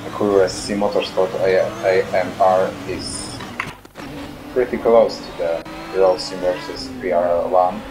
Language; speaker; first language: English; non-native, fluent; Polish